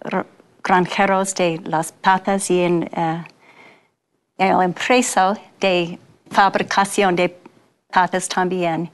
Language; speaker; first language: Spanish; non-native, fluent; English